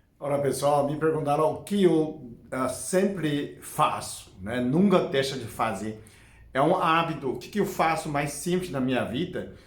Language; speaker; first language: Portuguese; non-native, fluent; Chinese